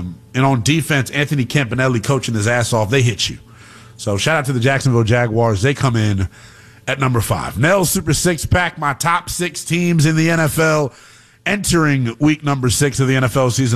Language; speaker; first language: English; native; English